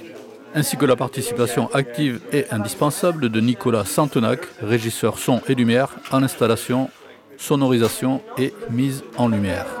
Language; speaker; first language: French; native; French